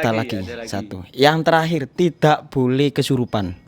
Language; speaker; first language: Indonesian; non-native, local second language; Javanese